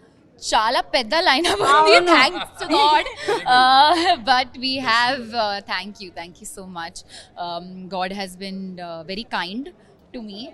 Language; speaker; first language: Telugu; non-native, learner; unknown